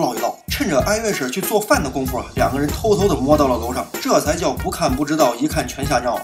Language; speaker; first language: Chinese; native; Chinese